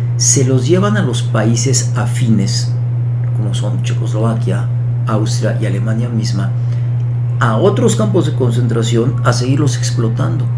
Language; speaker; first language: Spanish; early bilingual, other home language; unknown